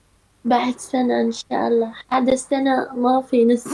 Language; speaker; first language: Arabic; non-native, learner; Turkish